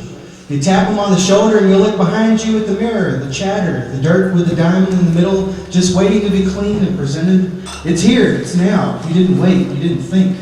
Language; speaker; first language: English; native; English